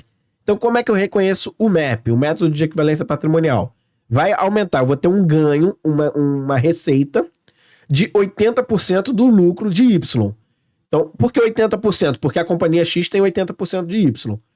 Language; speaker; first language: Portuguese; native; Portuguese